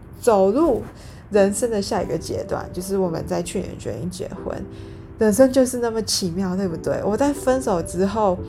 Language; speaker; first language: Chinese; native; Chinese